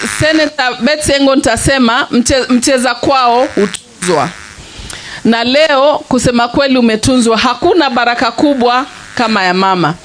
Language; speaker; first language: Swahili; native; Swahili